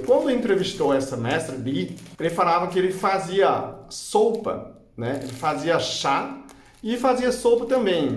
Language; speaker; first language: Portuguese; non-native, fluent; Chinese